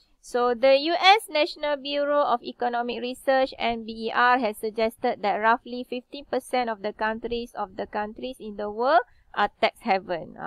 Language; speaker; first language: English; non-native, local second language; Malay